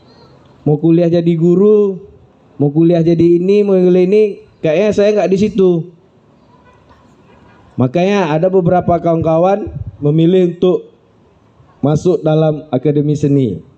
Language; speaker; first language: Indonesian; native; Indonesian